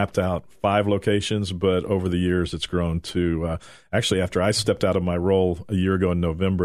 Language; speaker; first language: English; native; English